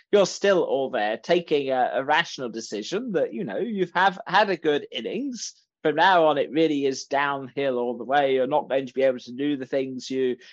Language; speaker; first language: English; native; English